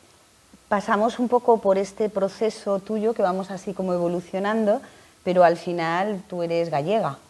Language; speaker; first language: Spanish; native; Spanish